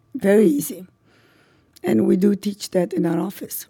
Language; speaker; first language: English; non-native, fluent; Macedonian